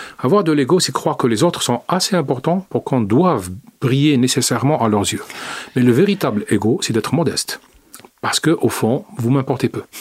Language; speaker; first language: French; non-native, local second language; Arabic